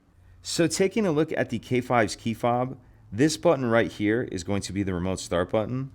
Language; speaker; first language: English; native; English